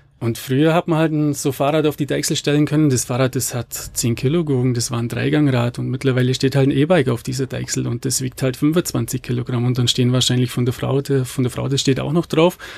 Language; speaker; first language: German; native; German